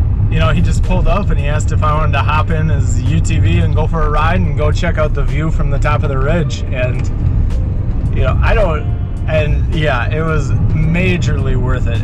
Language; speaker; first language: English; native; English